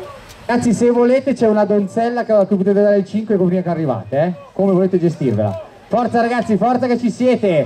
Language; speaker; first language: Italian; native; Italian